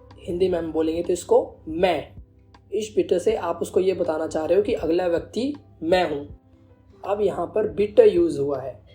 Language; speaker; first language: Hindi; native; Hindi